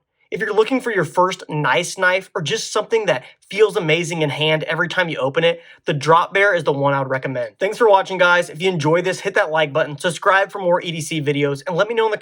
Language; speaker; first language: English; native; English